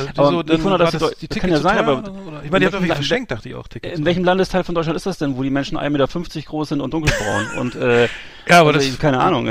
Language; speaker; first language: German; native; German